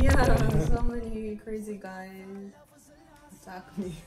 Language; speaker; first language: English; non-native, learner; Japanese